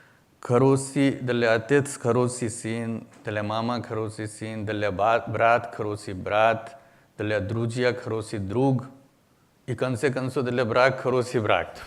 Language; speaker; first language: Russian; non-native, learner; Hindi